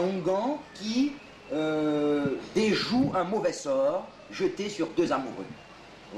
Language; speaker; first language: French; native; French